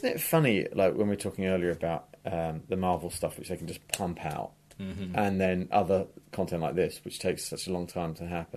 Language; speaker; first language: English; native; English